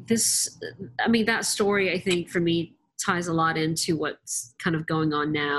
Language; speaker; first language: English; native; English